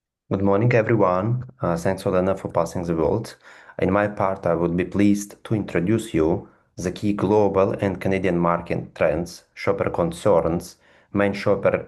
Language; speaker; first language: English; non-native, fluent; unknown